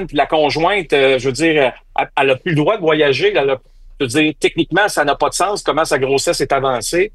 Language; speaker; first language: French; native; French